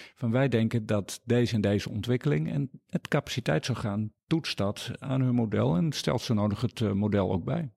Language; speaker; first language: Dutch; native; Dutch